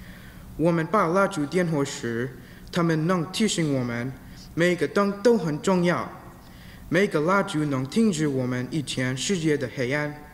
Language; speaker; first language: Chinese; non-native, learner; English